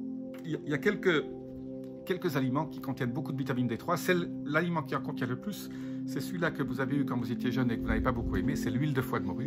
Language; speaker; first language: French; native; French